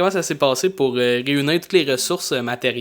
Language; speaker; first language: French; native; French